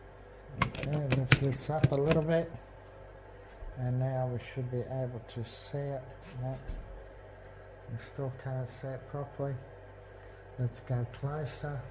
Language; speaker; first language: English; native; English